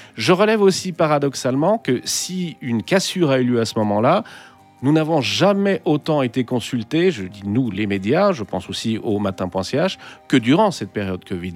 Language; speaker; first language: French; native; French